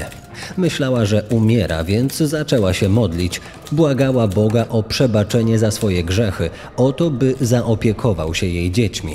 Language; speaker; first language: Polish; native; Polish